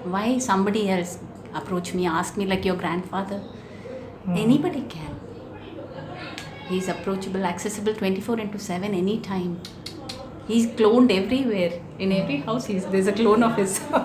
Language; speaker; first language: English; non-native, local second language; Tamil